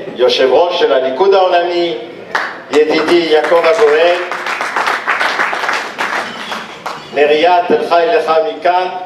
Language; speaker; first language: Hebrew; non-native, fluent; French